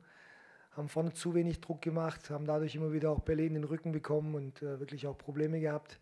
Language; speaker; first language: German; native; German